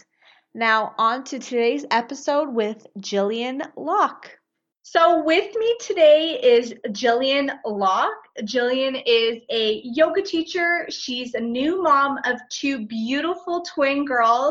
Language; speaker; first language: English; native; English